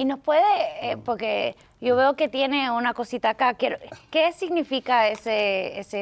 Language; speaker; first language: Spanish; early bilingual, heritage; Spanish